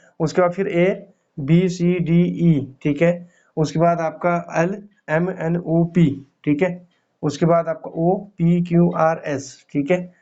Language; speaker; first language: Hindi; native; Hindi